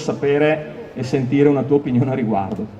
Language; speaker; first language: Italian; native; Italian